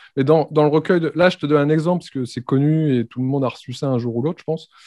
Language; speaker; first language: French; native; French